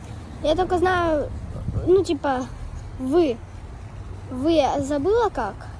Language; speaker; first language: Russian; early bilingual, heritage; Russian